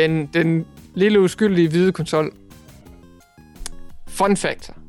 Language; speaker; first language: Danish; native; Danish